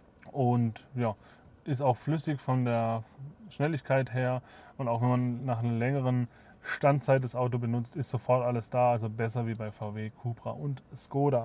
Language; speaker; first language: German; native; German